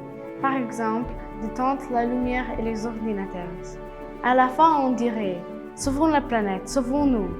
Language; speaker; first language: French; non-native, learner; Slovenian